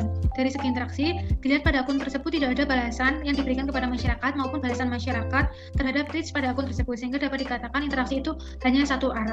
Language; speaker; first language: Indonesian; native; Indonesian